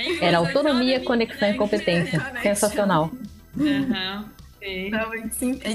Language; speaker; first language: Portuguese; non-native, learner; English